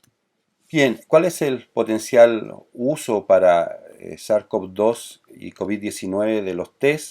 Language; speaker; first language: Spanish; native; Spanish